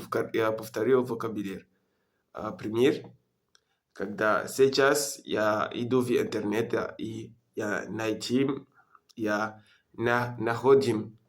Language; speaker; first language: Russian; non-native, learner; French